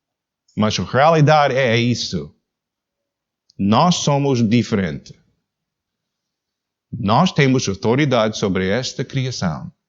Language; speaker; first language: Portuguese; non-native, learner; English